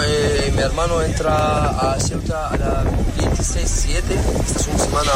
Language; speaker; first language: Spanish; non-native, learner; Arabic